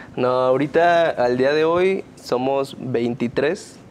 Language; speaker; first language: Spanish; native; Spanish